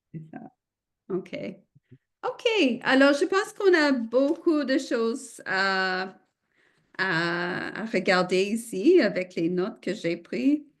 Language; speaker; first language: French; non-native, fluent; English